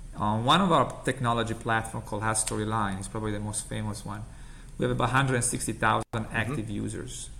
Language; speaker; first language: English; non-native, fluent; Italian